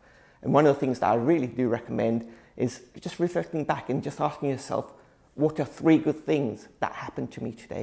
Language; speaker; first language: English; early bilingual, other home language; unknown